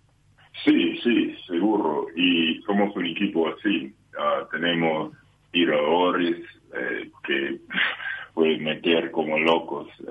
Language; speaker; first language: Spanish; non-native, learner; English